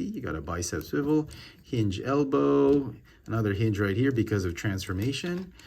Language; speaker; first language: English; native; English